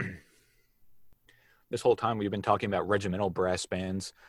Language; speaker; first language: English; native; English